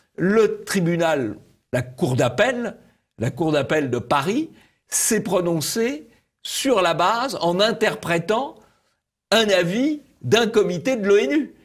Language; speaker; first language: French; native; French